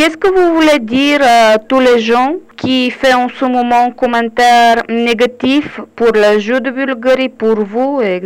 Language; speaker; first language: French; non-native, learner; Bulgarian